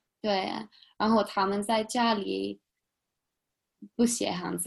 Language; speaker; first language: Chinese; non-native, fluent; English